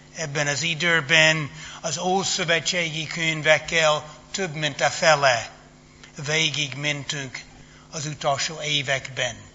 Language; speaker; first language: Hungarian; non-native, fluent; English